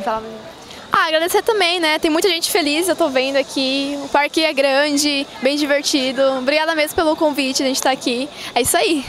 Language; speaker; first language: Portuguese; native; Portuguese